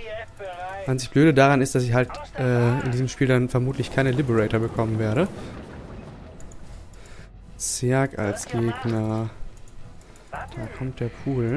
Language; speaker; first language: German; native; German